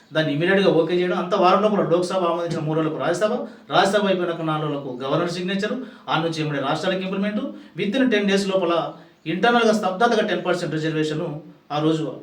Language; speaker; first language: Telugu; native; Telugu